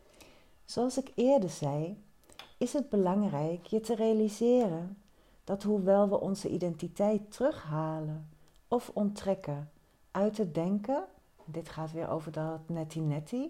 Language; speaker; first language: Dutch; native; Dutch